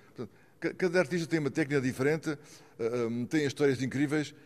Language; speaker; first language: Portuguese; native; Portuguese